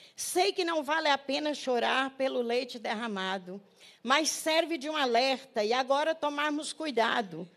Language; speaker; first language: Portuguese; native; Portuguese